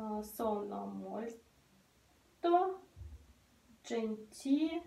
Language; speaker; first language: Italian; non-native, learner; Russian